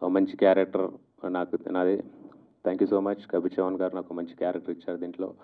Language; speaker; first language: Telugu; non-native, local second language; Lambadi